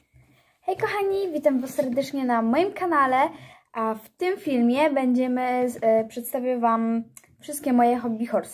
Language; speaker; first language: Polish; native; Polish